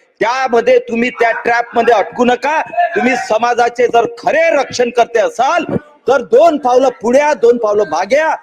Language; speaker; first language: Marathi; native; Marathi